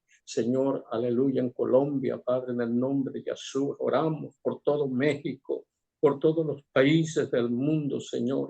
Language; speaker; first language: Spanish; native; Spanish